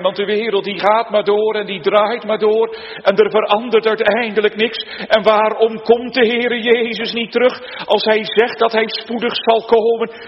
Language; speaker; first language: Dutch; native; Dutch